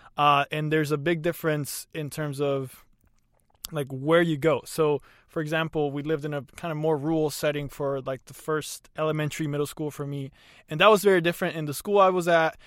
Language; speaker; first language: English; early bilingual, other home language; Spanish